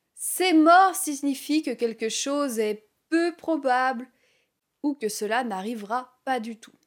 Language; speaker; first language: French; native; French